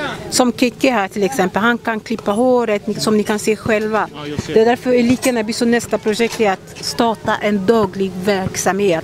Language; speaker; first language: Swedish; early bilingual, other home language; Lingala